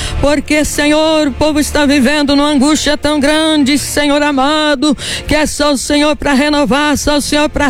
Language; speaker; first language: Portuguese; native; Portuguese